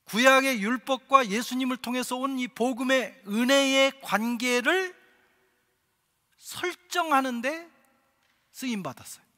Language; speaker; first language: Korean; native; Korean